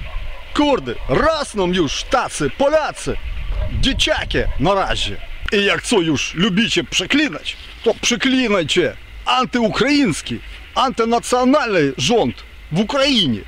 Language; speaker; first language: Polish; non-native, fluent; Ukrainian